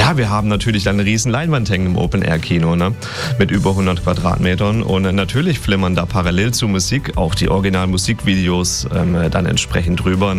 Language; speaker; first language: German; native; German